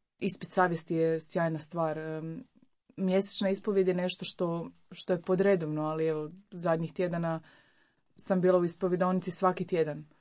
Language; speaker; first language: Croatian; native; Croatian